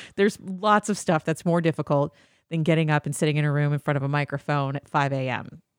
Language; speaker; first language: English; native; English